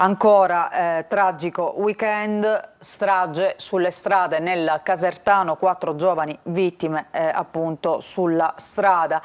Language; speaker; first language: Italian; native; Italian